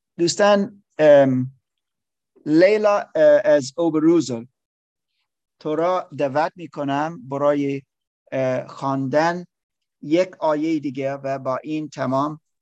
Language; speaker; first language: Persian; non-native, learner; English